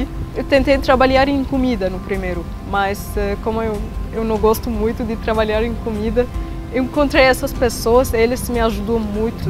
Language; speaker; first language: Portuguese; non-native, learner; Arabic